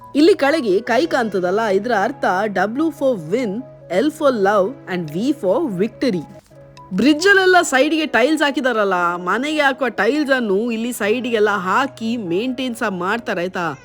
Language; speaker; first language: Kannada; non-native, local second language; Tulu